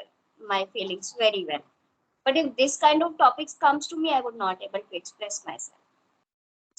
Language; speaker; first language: English; non-native, local second language; Hindi